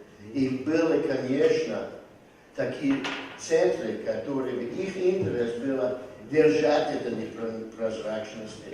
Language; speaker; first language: Russian; non-native, fluent; English